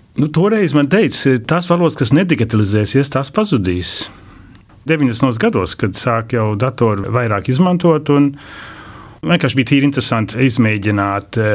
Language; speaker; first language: Latvian; early bilingual, heritage; Latvian